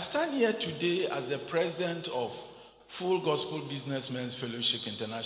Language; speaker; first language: English; non-native, local second language; Akan